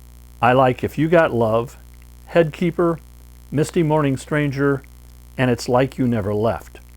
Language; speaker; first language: English; native; English